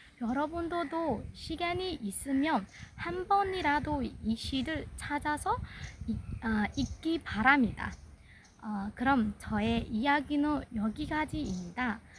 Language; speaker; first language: Korean; non-native, learner; Burmese